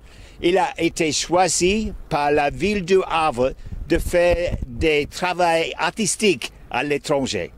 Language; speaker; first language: French; non-native, fluent; English